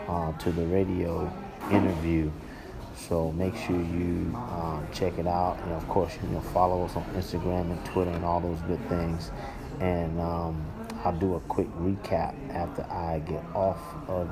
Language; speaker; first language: English; native; English